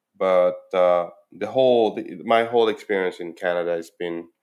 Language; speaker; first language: English; non-native, fluent; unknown